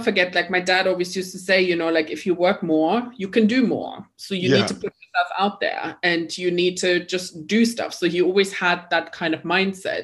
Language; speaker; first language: English; non-native, fluent; German